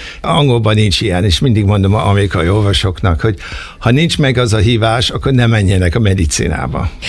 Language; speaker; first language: Hungarian; early bilingual, heritage; Hungarian